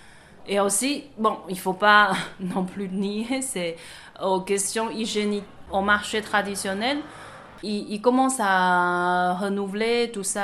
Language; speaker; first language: French; non-native, fluent; Chinese